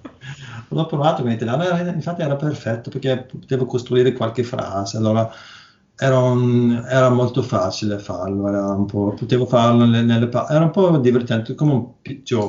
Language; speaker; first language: Italian; non-native, learner; Norwegian